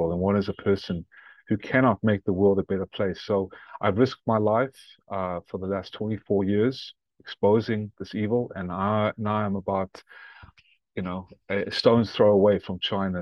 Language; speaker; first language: English; native; English